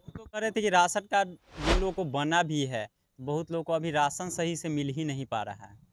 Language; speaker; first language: Hindi; native; Hindi